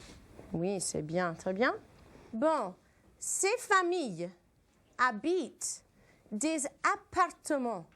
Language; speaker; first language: French; non-native, fluent; English